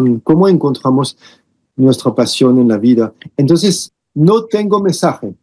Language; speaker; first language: Spanish; non-native, fluent; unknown